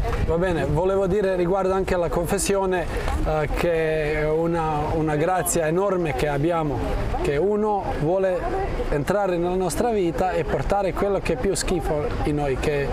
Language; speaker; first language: Italian; non-native, fluent; Croatian